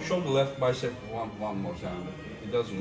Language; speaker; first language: English; non-native, fluent; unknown